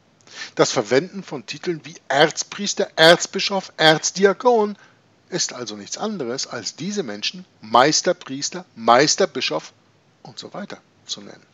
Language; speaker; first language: German; native; German